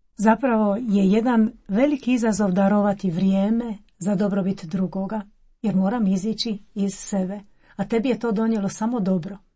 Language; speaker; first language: Croatian; native; Croatian